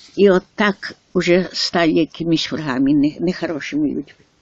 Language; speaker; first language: Russian; non-native, local second language; Ukrainian